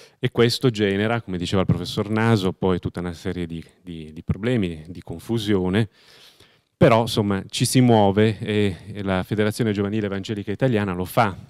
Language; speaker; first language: Italian; native; Italian